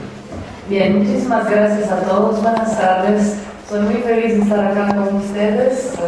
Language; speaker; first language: Spanish; non-native, fluent; Romanian